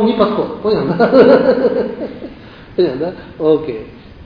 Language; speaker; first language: Russian; non-native, learner; Tibetan